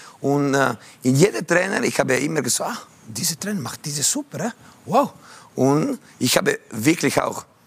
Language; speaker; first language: German; non-native, local second language; Italian